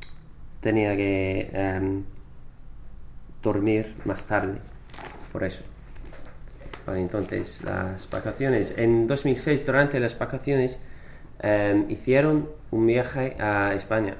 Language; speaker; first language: Spanish; non-native, fluent; English